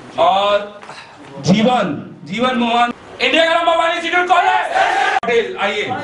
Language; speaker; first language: Hindi; native; Hindi